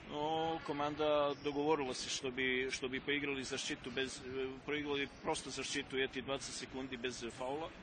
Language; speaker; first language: Russian; non-native, learner; Serbian